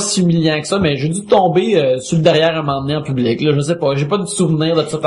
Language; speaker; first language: French; native; French